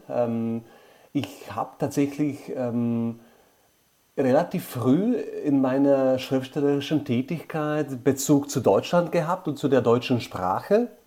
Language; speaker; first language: German; non-native, fluent; Slovak